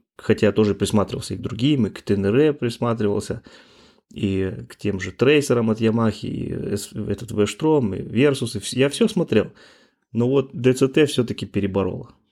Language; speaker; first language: Russian; native; Russian